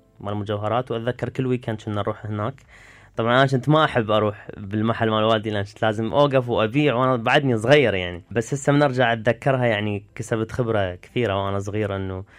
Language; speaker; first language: Arabic; early bilingual, heritage; Arabic